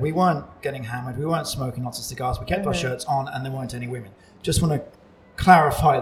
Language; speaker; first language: English; native; English